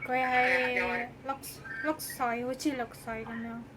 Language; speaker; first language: Cantonese; non-native, learner; Indonesian